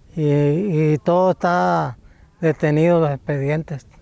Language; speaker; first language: Spanish; native; Spanish